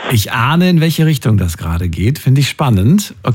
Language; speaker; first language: German; native; German